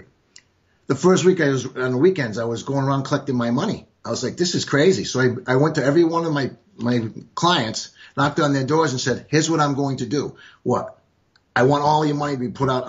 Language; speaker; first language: English; native; English